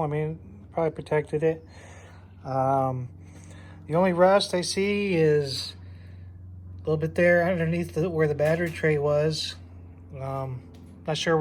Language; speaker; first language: English; native; English